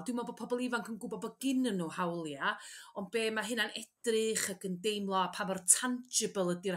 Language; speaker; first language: Welsh; native; Welsh